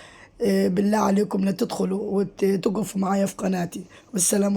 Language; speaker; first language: Arabic; native; Arabic